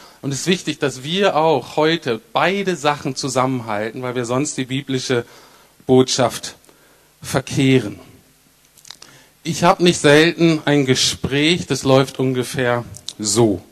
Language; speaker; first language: German; native; German